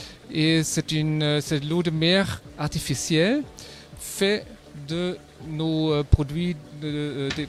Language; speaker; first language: French; non-native, fluent; German